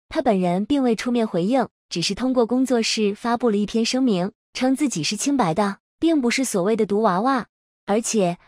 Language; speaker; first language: Chinese; native; Chinese